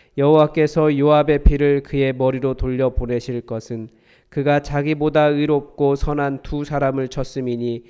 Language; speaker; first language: Korean; native; Korean